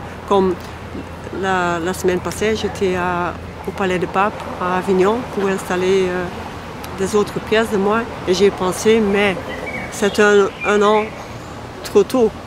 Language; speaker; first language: French; non-native, local second language; Dutch